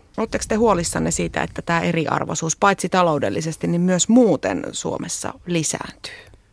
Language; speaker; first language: Finnish; native; Finnish